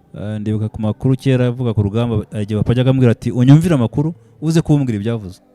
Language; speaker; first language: Kinyarwanda; early bilingual, heritage; Kinyarwanda